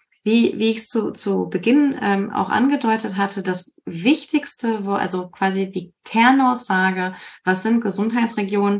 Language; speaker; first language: German; native; German